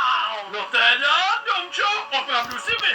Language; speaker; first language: Czech; native; Czech